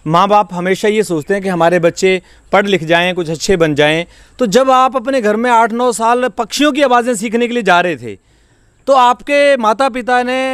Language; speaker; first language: Hindi; native; Hindi